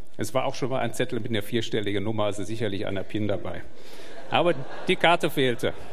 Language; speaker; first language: German; native; German